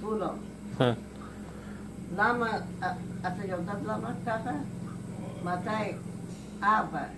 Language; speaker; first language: Hebrew; non-native, learner; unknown